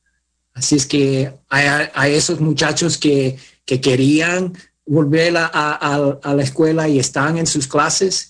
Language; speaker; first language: Spanish; early bilingual, heritage; Spanish